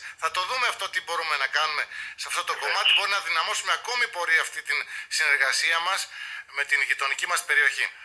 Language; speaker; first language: Greek; native; Greek